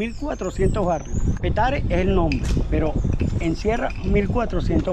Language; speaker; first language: Spanish; native; Spanish